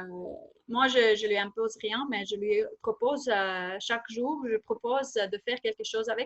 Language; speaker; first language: French; non-native, fluent; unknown